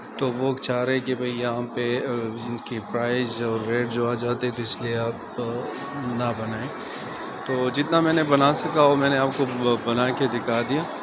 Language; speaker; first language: Urdu; non-native, local second language; Pashto